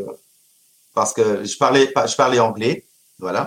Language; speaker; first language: French; non-native, local second language; Arabic